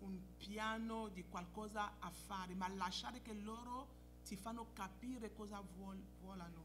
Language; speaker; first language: Italian; non-native, fluent; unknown